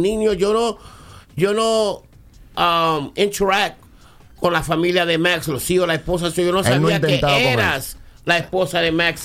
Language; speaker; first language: Spanish; early bilingual, heritage; Spanish